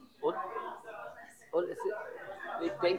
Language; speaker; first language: German; non-native, learner; English